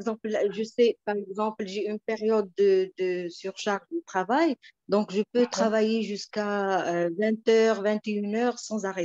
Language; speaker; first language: French; non-native, local second language; Arabic